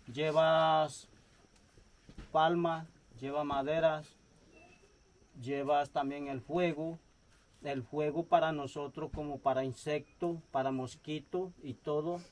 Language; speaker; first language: Spanish; non-native, local second language; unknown